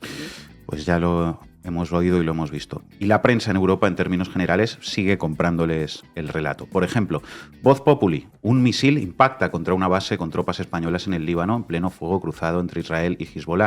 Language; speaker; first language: Spanish; native; Spanish